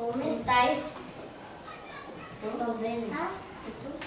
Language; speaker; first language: Italian; non-native, learner; Bulgarian